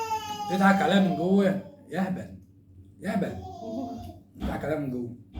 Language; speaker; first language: Arabic; native; Arabic